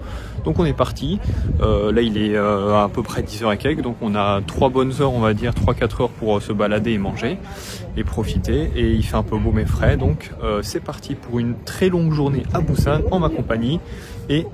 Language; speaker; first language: French; native; French